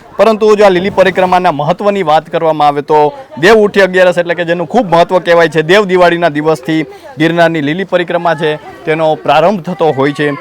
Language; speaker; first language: Gujarati; native; Gujarati